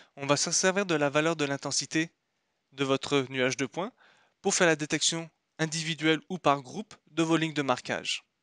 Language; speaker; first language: French; native; French